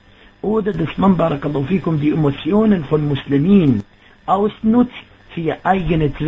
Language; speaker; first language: German; non-native, fluent; Arabic